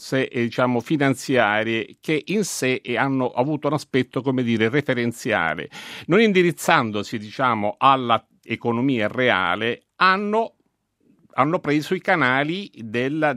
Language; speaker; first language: Italian; native; Italian